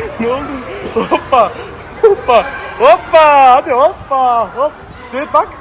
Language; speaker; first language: Turkish; early bilingual, heritage; Turkish